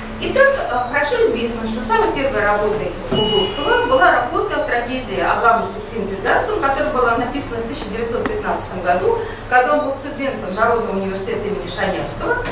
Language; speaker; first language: Russian; native; Russian